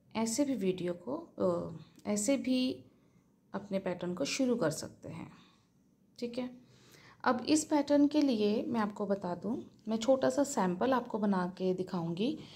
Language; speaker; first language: Hindi; native; Hindi